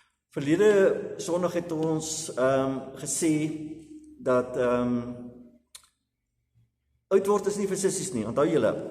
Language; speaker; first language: Afrikaans; native; Afrikaans